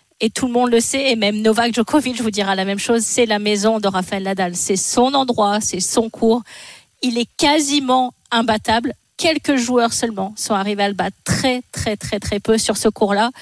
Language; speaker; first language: French; native; French